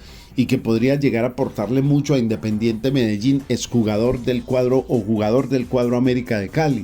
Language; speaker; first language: Spanish; native; Spanish